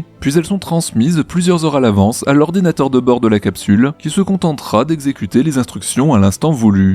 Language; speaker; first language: French; native; French